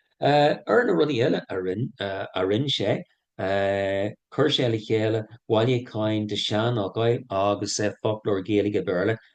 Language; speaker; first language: Irish; non-native, local second language; English